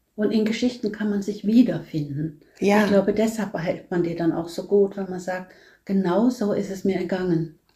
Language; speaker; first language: German; non-native, fluent; Norwegian